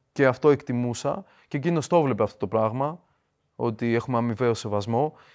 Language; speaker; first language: Greek; early bilingual, other home language; Russian